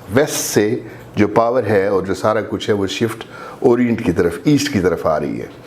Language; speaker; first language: Urdu; non-native, local second language; Saraiki